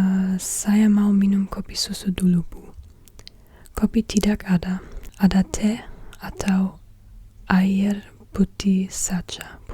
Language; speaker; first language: Indonesian; non-native, learner; English